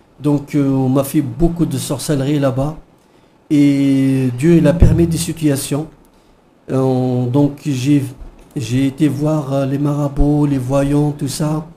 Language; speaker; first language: French; non-native, local second language; Kabyle